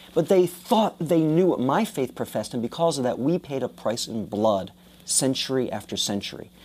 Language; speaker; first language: English; native; English